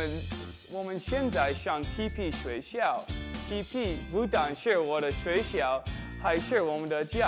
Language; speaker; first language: Chinese; non-native, learner; English